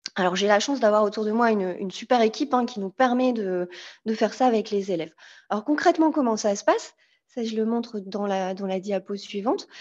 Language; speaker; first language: French; native; French